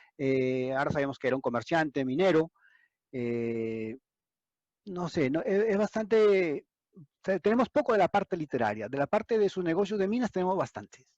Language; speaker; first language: Spanish; native; Spanish